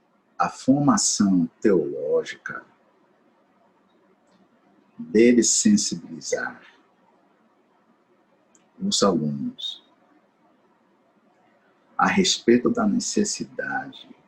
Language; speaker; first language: Portuguese; non-native, fluent; English